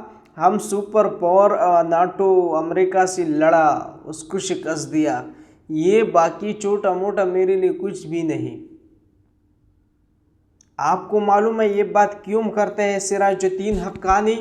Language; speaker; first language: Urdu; non-native, learner; Pashto